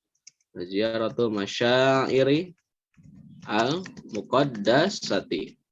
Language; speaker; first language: Arabic; non-native, fluent; Indonesian